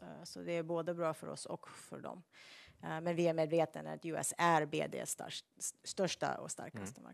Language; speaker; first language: Swedish; non-native, fluent; English